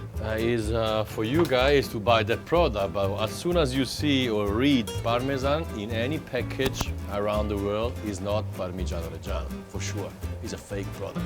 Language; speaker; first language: English; non-native, fluent; Italian